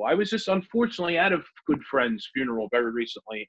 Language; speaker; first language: English; native; English